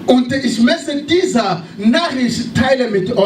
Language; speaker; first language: German; non-native, learner; French